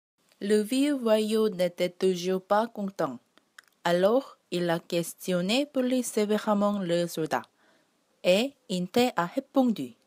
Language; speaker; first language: French; non-native, learner; Korean